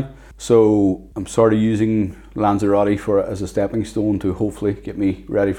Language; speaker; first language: English; native; English